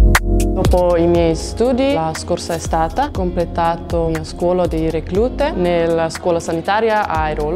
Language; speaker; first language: Italian; non-native, local second language; Swiss German